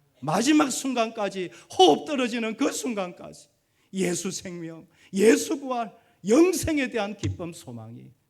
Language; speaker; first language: Korean; native; Korean